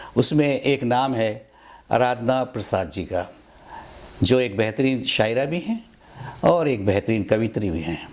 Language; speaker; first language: Hindi; native; Hindi